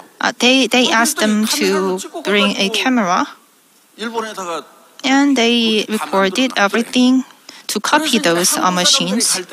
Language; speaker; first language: English; non-native, fluent; Korean